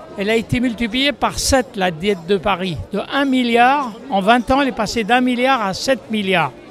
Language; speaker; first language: French; native; French